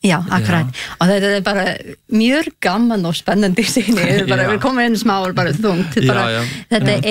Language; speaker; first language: Icelandic; non-native, learner; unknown